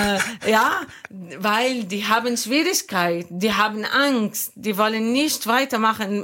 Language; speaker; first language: German; non-native, learner; Arabic